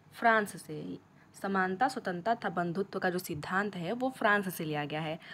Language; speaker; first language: Hindi; native; Hindi